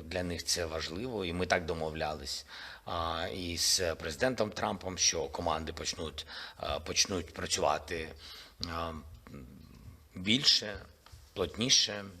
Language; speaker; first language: Ukrainian; non-native, local second language; Russian